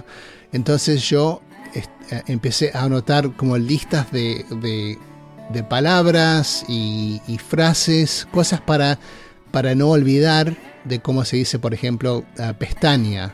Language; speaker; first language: Spanish; native; Spanish